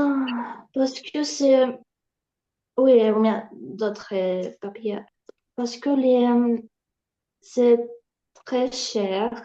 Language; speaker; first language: French; non-native, learner; Ukrainian